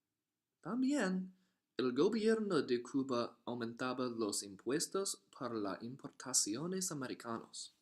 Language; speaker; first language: Spanish; non-native, learner; English